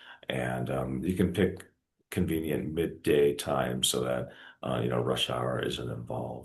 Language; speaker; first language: English; native; English